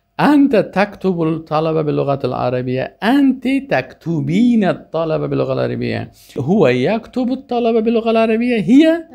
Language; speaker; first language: Arabic; non-native, fluent; Persian